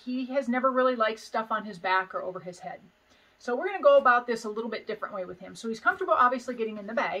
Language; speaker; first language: English; native; English